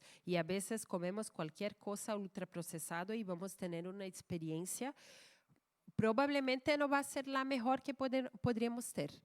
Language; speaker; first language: Spanish; non-native, fluent; Portuguese